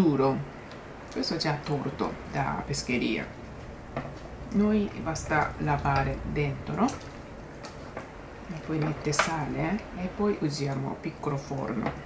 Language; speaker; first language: Italian; non-native, learner; Japanese